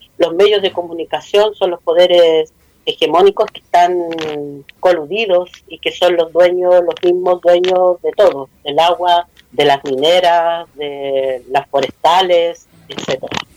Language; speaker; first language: Spanish; non-native, local second language; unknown